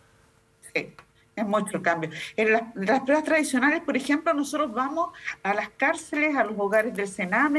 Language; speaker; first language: Spanish; native; Spanish